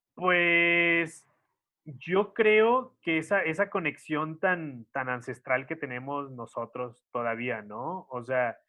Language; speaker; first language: Spanish; native; Spanish